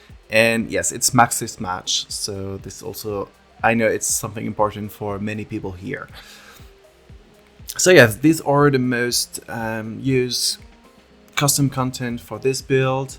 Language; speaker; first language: English; non-native, fluent; French